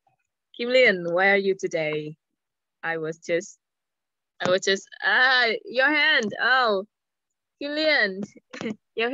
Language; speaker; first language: English; non-native, fluent; Vietnamese